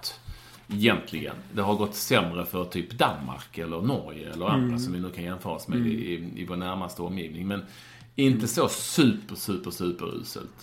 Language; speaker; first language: Swedish; native; Swedish